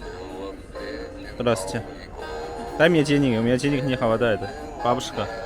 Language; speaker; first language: Russian; non-native, learner; Chinese